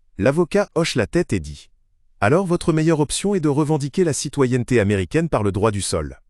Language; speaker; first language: French; native; French